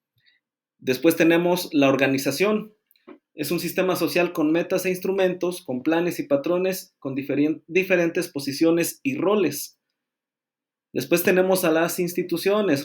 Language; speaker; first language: Spanish; native; Spanish